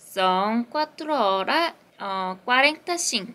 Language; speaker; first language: Portuguese; non-native, learner; Korean